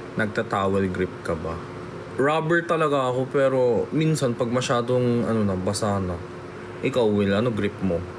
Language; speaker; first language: Filipino; native; Filipino